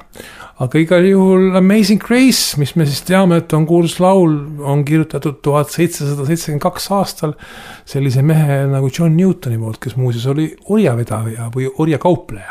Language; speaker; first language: Estonian; native; Estonian